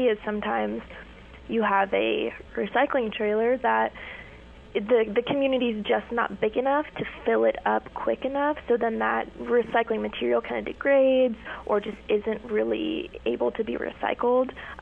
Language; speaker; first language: English; native; English